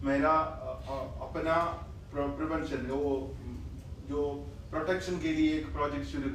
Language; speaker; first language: Hindi; non-native, fluent; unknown